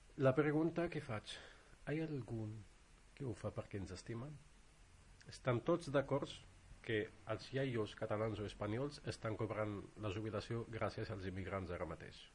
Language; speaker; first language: Catalan; non-native, fluent; Arabic